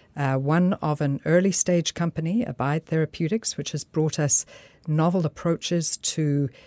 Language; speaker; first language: English; native; English